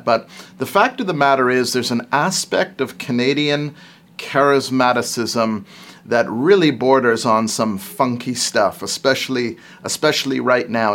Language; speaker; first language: English; native; English